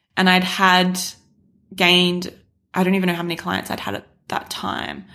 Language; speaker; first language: English; native; English